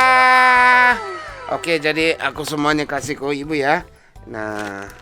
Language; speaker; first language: Indonesian; non-native, fluent; Japanese